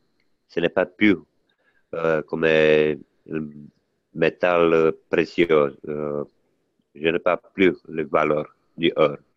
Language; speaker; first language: French; non-native, learner; Italian